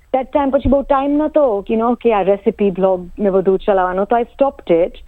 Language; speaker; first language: Gujarati; early bilingual, heritage; Gujarati